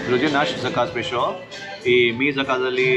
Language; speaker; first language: Russian; non-native, learner; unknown